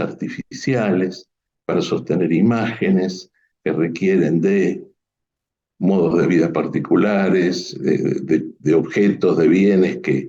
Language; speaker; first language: Spanish; native; Spanish